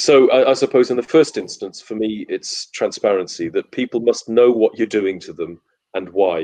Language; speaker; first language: English; native; English